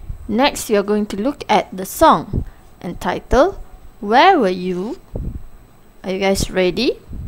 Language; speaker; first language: English; non-native, local second language; Malay